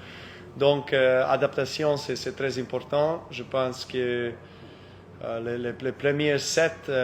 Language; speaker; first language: French; non-native, fluent; Serbian